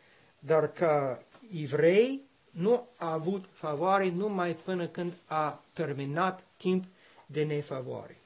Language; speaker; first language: Romanian; non-native, learner; English